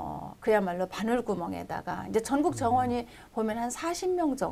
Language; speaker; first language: Korean; native; Korean